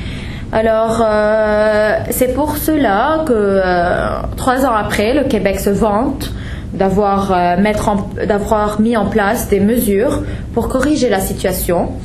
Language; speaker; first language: French; non-native, fluent; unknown